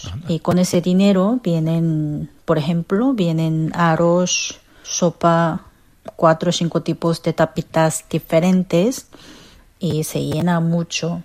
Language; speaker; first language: Spanish; non-native, learner; Korean